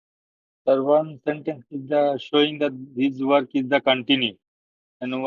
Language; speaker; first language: English; non-native, learner; Hindi